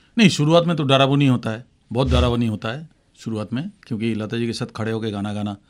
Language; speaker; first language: Hindi; non-native, local second language; Bangla